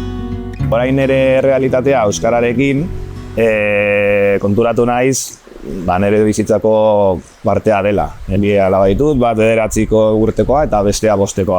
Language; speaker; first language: Basque; non-native, local second language; Spanish